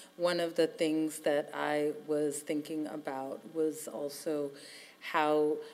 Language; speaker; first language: English; native; English